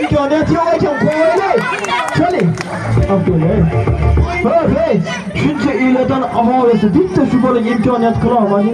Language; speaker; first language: Uzbek; native; Uzbek